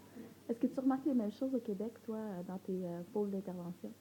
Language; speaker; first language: French; native; French